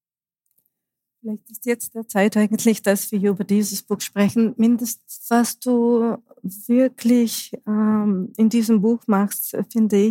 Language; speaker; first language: German; non-native, fluent; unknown